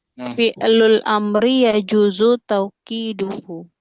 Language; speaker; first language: Arabic; non-native, learner; Indonesian